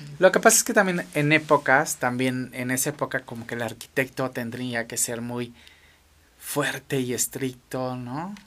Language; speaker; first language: Spanish; native; Spanish